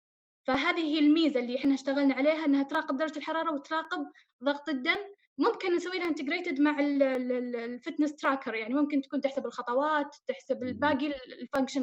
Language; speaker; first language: Arabic; native; Arabic